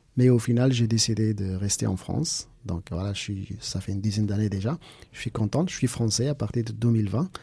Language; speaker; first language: French; non-native, fluent; Persian